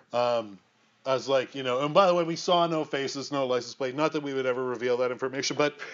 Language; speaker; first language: English; native; English